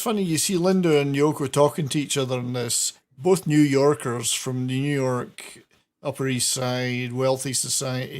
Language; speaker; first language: English; native; English